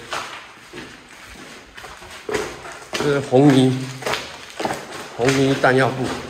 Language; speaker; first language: Chinese; native; Chinese